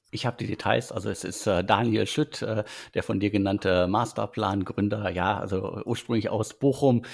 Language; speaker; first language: German; native; German